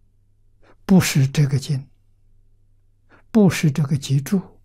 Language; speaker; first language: Chinese; native; Chinese